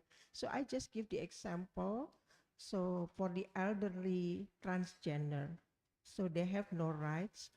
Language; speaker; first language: English; non-native, learner; Indonesian